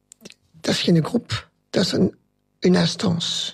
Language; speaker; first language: Dutch; non-native, local second language; French